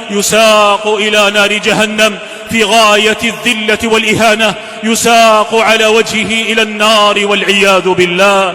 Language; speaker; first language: Arabic; native; Arabic